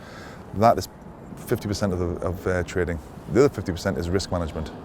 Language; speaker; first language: English; native; English